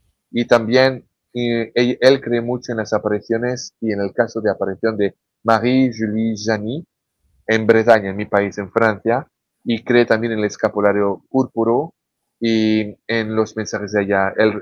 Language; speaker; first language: Spanish; non-native, fluent; French